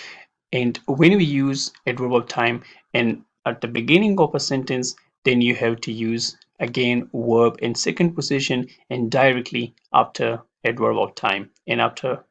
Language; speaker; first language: English; non-native, fluent; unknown